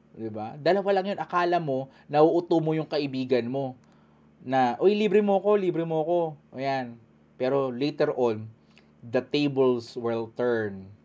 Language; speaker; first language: Filipino; native; Filipino